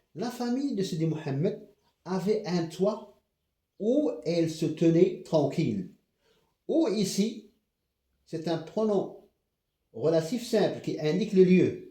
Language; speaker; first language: French; non-native, local second language; Arabic